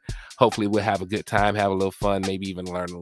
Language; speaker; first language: English; native; English